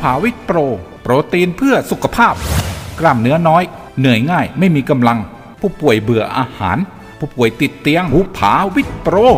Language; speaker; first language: Thai; native; Thai